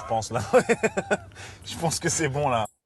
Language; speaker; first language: French; native; French